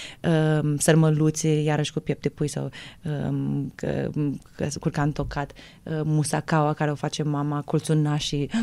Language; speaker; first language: Romanian; early bilingual, heritage; Romanian